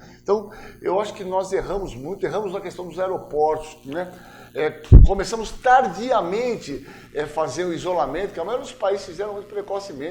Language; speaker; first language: Portuguese; native; Portuguese